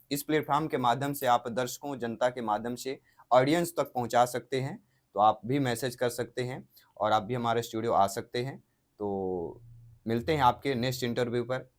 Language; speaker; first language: Hindi; native; Hindi